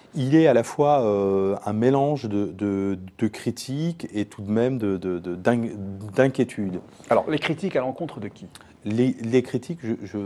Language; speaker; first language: French; native; French